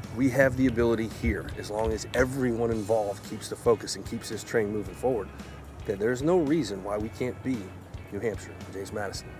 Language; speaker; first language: English; native; English